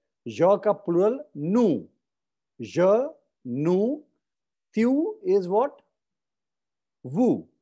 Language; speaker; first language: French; non-native, fluent; Hindi